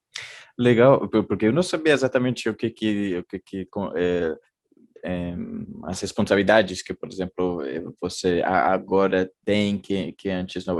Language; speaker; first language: Portuguese; non-native, fluent; Spanish